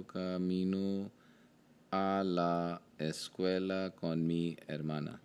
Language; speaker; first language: Spanish; non-native, learner; Hindi